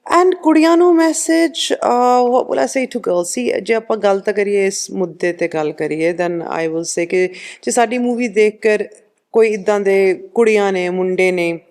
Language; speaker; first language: Punjabi; early bilingual, heritage; Punjabi